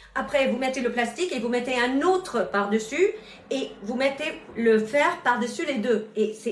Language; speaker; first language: French; non-native, fluent; English